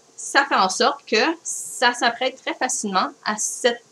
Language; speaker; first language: French; native; French